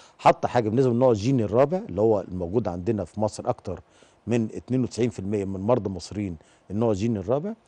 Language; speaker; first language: Arabic; native; Arabic